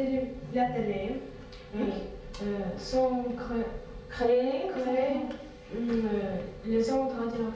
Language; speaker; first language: French; non-native, learner; Russian